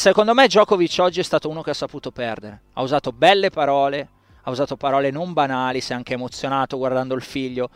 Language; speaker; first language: Italian; native; Italian